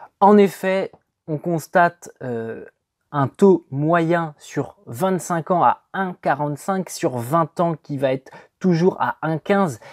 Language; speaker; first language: French; native; French